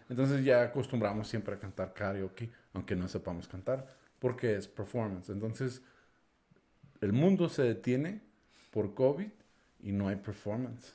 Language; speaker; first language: Spanish; non-native, fluent; English